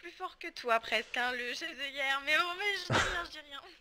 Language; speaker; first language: French; native; French